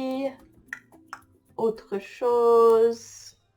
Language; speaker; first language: French; non-native, fluent; English